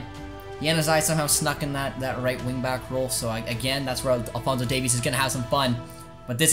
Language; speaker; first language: English; native; English